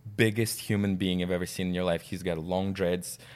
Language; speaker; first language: English; non-native, fluent; Russian